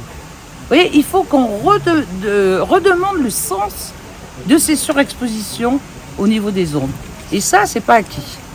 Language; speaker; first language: French; native; French